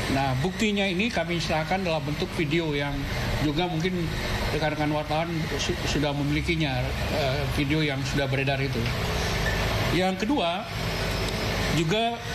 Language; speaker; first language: Indonesian; native; Indonesian